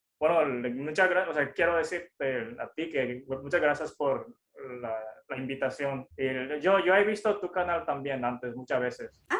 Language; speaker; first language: Spanish; non-native, fluent; Japanese